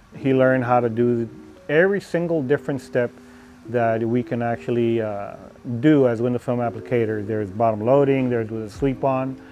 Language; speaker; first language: English; native; English